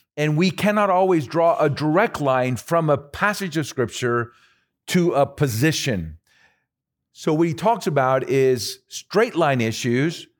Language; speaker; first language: English; early bilingual, other home language; Spanish